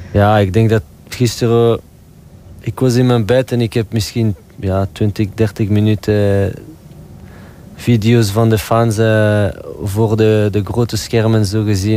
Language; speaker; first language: Dutch; non-native, local second language; French